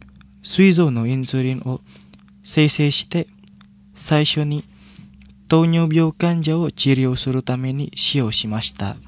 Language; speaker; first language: Japanese; non-native, fluent; Indonesian